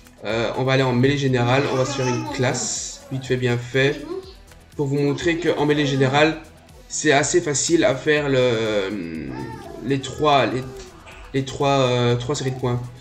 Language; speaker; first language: French; native; French